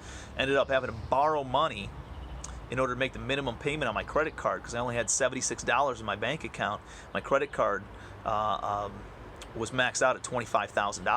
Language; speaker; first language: English; native; English